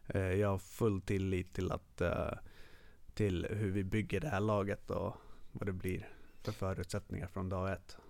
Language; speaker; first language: Swedish; early bilingual, other home language; Finnish